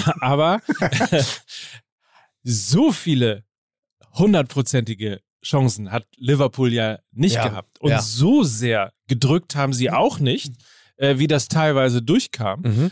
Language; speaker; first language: German; native; German